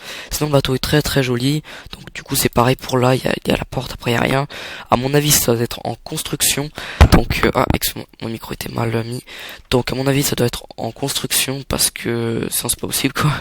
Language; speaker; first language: French; native; French